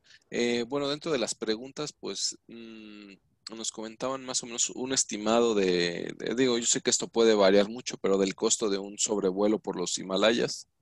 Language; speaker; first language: Spanish; native; Spanish